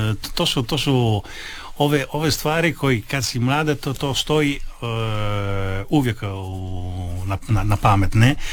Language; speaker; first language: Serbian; early bilingual, heritage; Italian